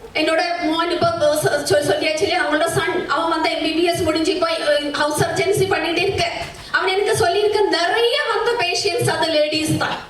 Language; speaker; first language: Tamil; non-native, learner; Malayalam